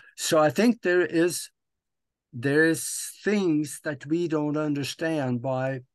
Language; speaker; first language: English; non-native, fluent; Norwegian